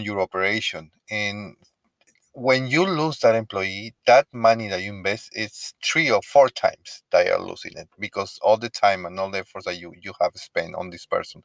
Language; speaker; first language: English; non-native, fluent; Spanish